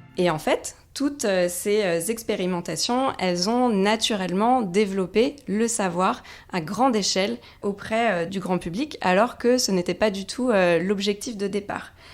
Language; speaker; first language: French; native; French